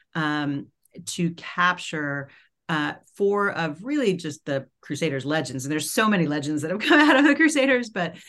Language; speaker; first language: English; native; English